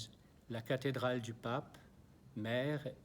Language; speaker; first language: French; native; French